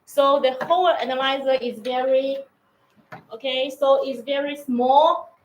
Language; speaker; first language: English; non-native, learner; Chinese